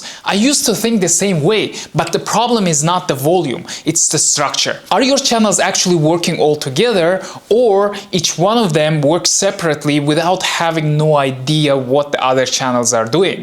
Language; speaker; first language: English; non-native, fluent; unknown